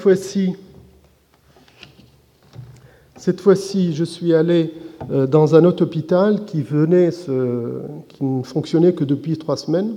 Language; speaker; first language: French; non-native, fluent; Arabic